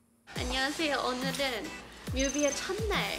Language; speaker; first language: Korean; non-native, fluent; Thai